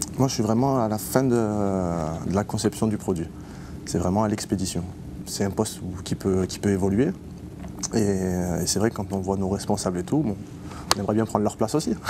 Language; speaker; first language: French; native; French